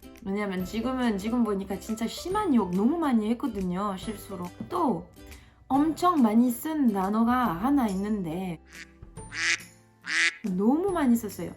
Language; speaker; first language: Korean; non-native, fluent; French